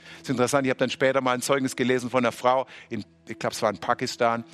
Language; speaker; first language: German; native; German